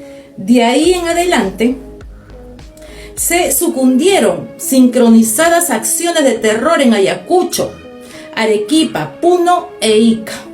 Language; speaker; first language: Spanish; native; Spanish